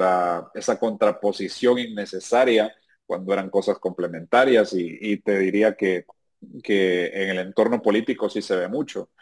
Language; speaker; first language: Spanish; native; Spanish